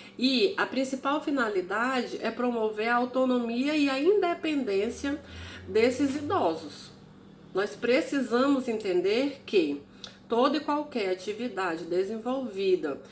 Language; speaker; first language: Portuguese; native; Portuguese